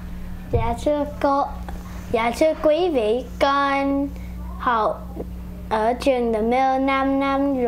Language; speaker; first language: Vietnamese; early bilingual, heritage; Vietnamese